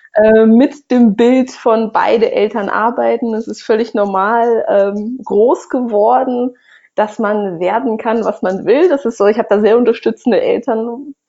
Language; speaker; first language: German; non-native, fluent; Russian